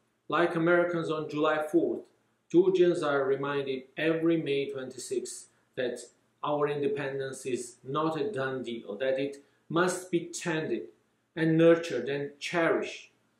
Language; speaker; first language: English; non-native, fluent; Georgian